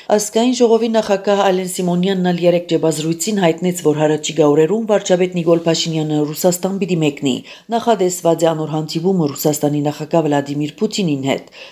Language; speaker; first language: Armenian; early bilingual, heritage; Armenian